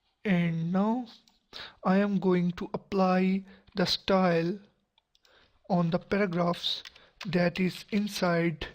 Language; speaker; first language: English; non-native, local second language; Urdu